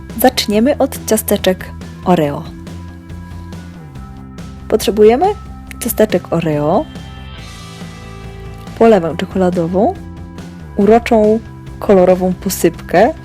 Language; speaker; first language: Polish; native; Polish